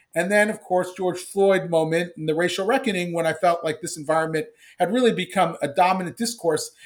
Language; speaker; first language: English; native; English